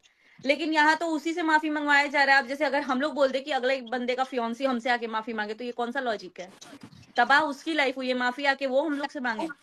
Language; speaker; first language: Hindi; native; Hindi